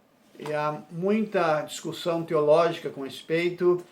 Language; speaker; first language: Portuguese; native; Portuguese